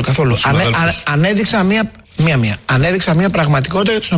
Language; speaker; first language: Greek; native; Greek